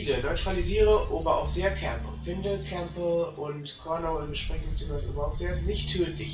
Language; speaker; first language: German; native; German